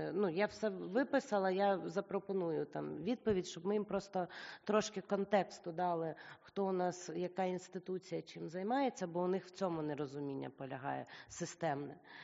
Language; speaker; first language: Ukrainian; native; Ukrainian